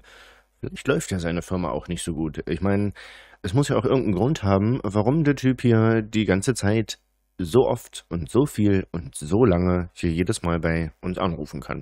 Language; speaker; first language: German; native; German